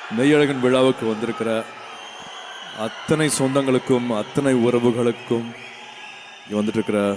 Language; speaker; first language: Tamil; native; Tamil